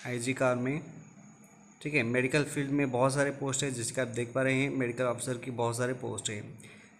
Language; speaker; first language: Hindi; non-native, local second language; Odia